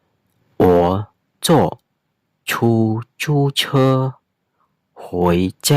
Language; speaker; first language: Chinese; non-native, fluent; Khmer